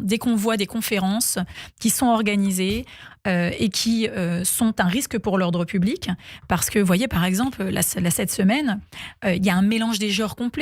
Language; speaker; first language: French; native; French